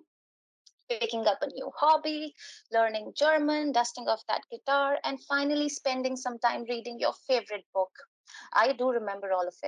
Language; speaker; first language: English; non-native, local second language; Hindi